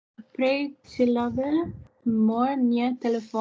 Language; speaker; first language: Albanian; non-native, learner; English